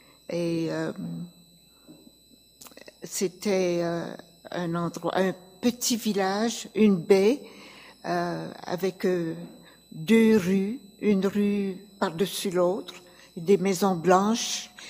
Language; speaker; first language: French; native; French